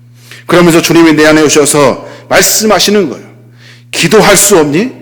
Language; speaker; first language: Korean; native; Korean